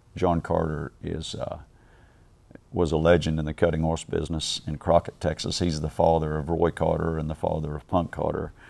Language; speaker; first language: English; native; English